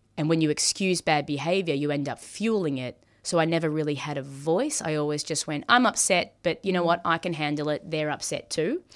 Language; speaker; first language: English; early bilingual, other home language; Maltese